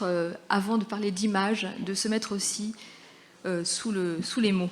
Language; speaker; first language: French; native; French